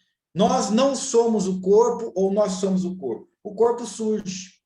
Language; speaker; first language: Portuguese; native; Portuguese